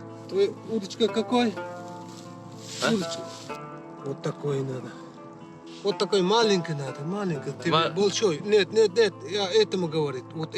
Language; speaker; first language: Russian; non-native, learner; Uzbek